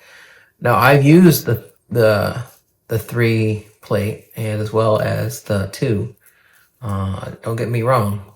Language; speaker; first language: English; native; English